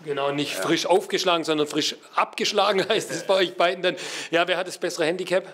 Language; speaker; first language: German; native; German